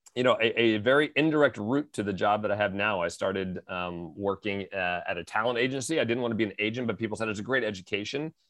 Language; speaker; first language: English; native; English